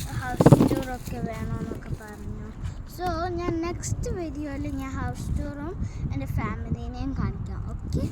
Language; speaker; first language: Malayalam; early bilingual, heritage; Malayalam